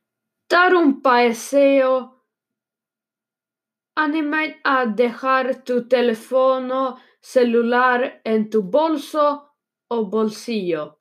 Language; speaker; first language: Spanish; non-native, learner; Swedish